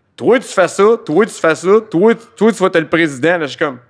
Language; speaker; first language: French; native; French